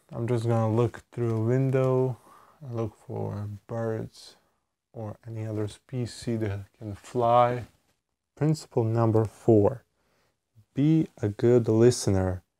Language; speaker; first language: English; non-native, fluent; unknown